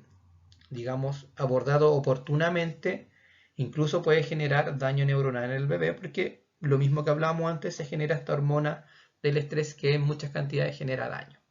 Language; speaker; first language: Spanish; native; Spanish